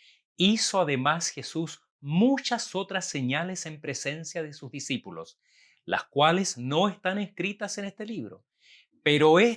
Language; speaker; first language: Spanish; native; Spanish